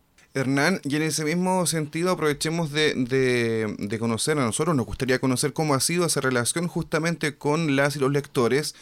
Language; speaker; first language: Spanish; native; Spanish